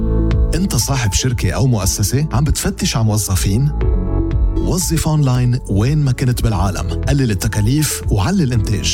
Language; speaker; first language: Arabic; native; Arabic